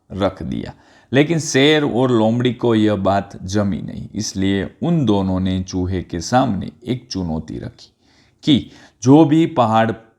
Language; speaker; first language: Hindi; non-native, local second language; Gujarati